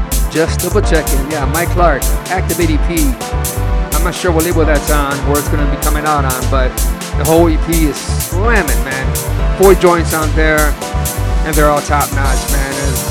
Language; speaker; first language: English; early bilingual, other home language; Spanish